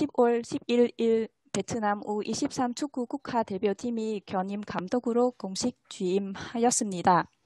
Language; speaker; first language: Korean; non-native, fluent; Vietnamese